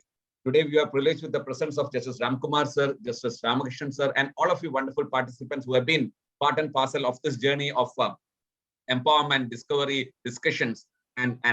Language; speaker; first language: English; non-native, local second language; Malayalam